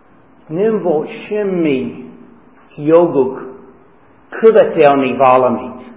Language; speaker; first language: Hungarian; non-native, fluent; English